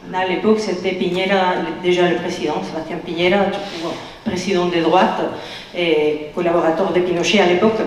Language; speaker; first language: French; non-native, fluent; Spanish